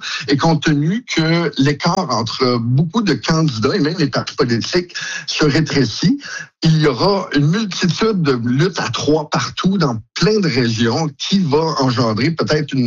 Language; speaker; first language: French; native; French